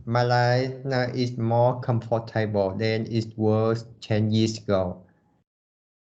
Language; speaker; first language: English; non-native, learner; Vietnamese